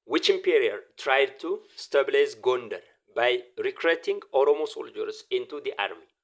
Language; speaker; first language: English; non-native, local second language; Amharic